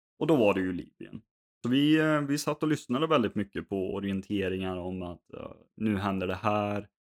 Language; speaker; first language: Swedish; native; Swedish